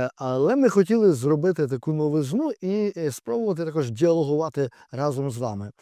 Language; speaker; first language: Ukrainian; native; Ukrainian